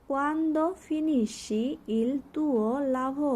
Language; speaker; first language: Italian; non-native, learner; Bangla